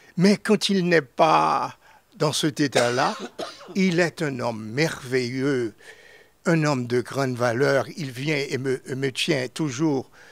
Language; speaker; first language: French; non-native, local second language; Haitian Creole